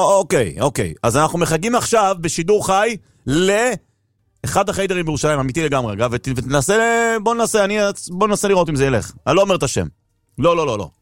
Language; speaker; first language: Hebrew; native; Hebrew